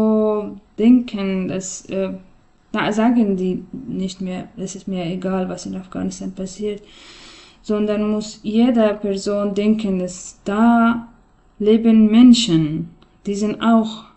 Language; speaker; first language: German; non-native, learner; Persian